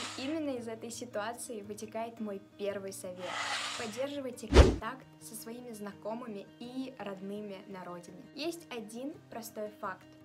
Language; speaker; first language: Russian; early bilingual, other home language; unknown